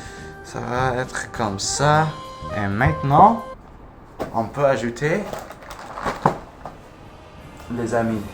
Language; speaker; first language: French; non-native, learner; English